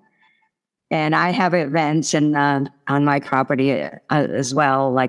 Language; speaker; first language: English; non-native, fluent; Italian